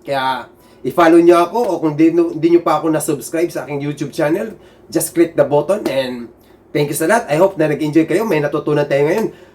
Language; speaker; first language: Filipino; non-native, local second language; Cebuano